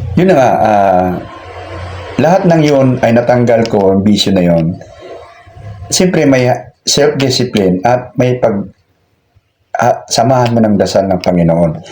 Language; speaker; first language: Filipino; non-native, local second language; Cebuano